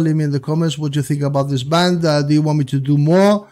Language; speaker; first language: English; non-native, fluent; Spanish